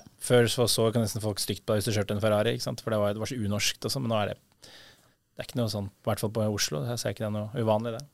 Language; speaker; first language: Norwegian; native; Norwegian